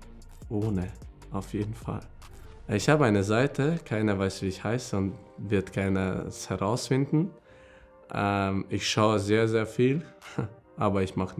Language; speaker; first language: German; non-native, fluent; Hungarian